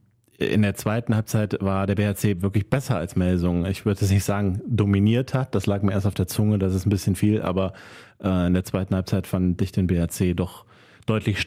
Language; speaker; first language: German; native; German